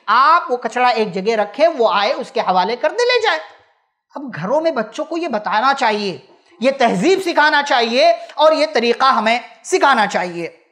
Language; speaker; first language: Hindi; native; Hindi